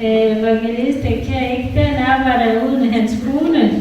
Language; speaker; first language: Danish; non-native, learner; Kinyarwanda